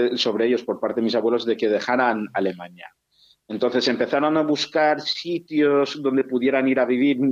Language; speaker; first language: Spanish; native; Spanish